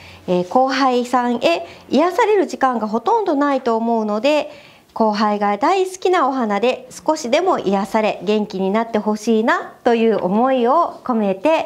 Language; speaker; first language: Japanese; native; Japanese